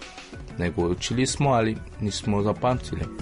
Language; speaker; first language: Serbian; non-native, fluent; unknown